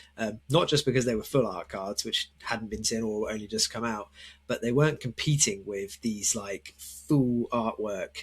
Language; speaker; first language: English; native; English